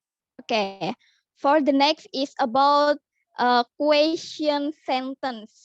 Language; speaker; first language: English; non-native, learner; Indonesian